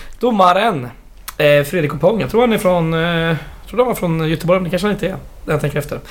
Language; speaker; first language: Swedish; native; Swedish